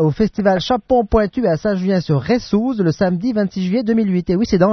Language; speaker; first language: French; native; French